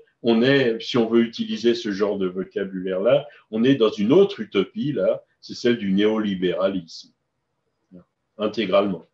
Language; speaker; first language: French; native; French